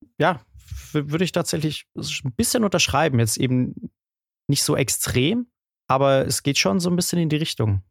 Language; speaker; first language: German; native; German